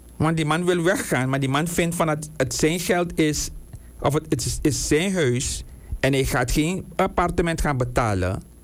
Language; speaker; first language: Dutch; native; Dutch